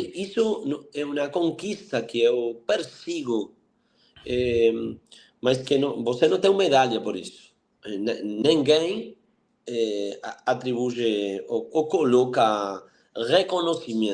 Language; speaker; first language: Portuguese; non-native, fluent; Spanish